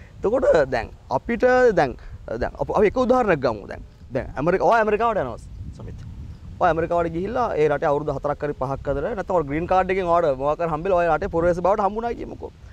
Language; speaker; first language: Sinhala; non-native, local second language; Tamil